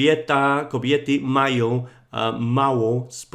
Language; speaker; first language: Polish; non-native, learner; English